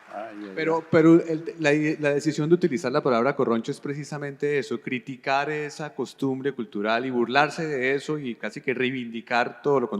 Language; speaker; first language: Spanish; native; Spanish